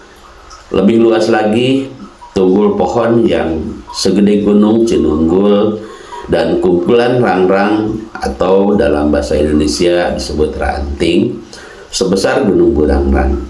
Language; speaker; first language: Indonesian; non-native, local second language; Sundanese